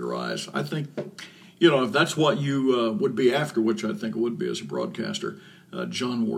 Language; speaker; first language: English; native; English